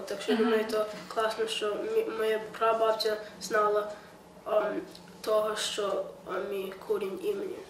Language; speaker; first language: Ukrainian; early bilingual, heritage; Ukrainian